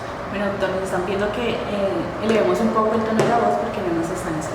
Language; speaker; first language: Spanish; native; Spanish